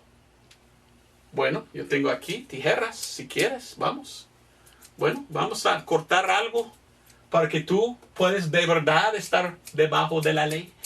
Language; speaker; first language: Spanish; non-native, fluent; English